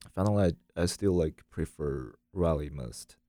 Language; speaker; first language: English; non-native, learner; Chinese